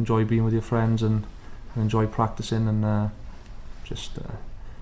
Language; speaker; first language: English; native; English